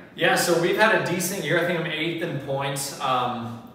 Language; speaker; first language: English; native; English